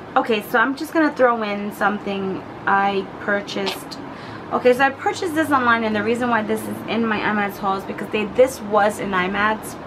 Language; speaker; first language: English; native; English